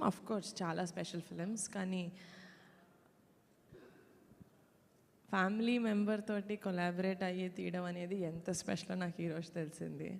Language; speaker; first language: Telugu; native; Telugu